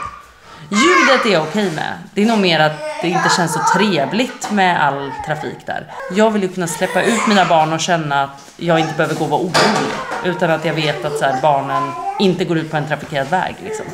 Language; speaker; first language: Swedish; native; Swedish